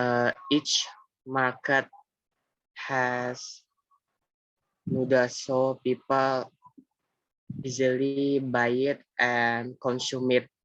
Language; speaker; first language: English; non-native, learner; Indonesian